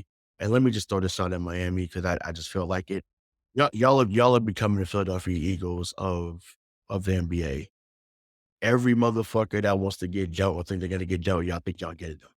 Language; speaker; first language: English; native; English